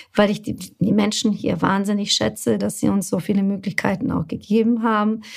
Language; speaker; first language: German; non-native, fluent; Bosnian